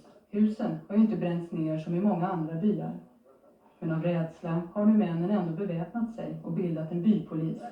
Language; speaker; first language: Swedish; native; Swedish